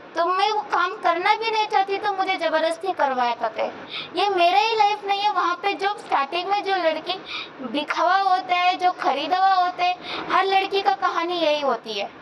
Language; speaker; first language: Hindi; non-native, local second language; Kannada